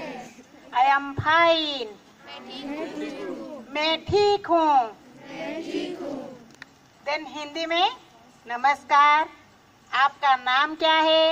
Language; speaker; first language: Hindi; non-native, local second language; Odia